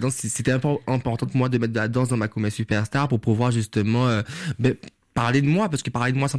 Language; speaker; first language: French; non-native, local second language; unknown